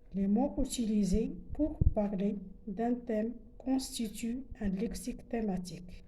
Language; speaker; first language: French; non-native, local second language; Arabic